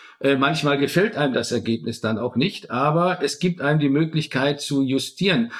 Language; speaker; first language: German; native; German